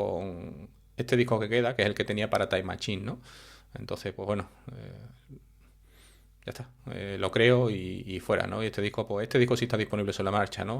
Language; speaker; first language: Spanish; native; Spanish